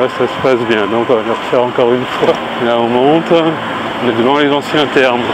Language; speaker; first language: French; native; French